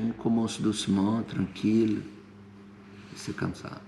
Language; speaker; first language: French; non-native, fluent; Portuguese